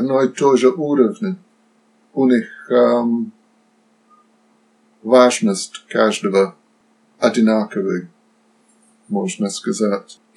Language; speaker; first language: Russian; non-native, fluent; Slovak